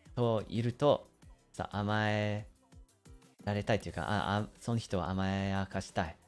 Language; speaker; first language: Japanese; early bilingual, other home language; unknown